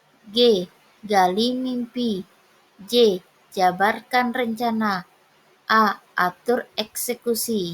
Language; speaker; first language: Indonesian; native; Indonesian